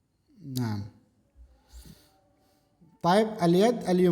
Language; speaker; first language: Arabic; non-native, fluent; Indonesian